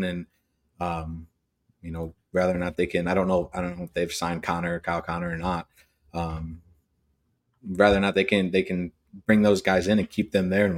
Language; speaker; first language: English; native; English